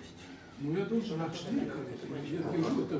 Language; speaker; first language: Russian; non-native, learner; Serbian